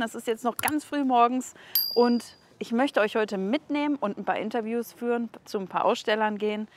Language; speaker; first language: German; native; German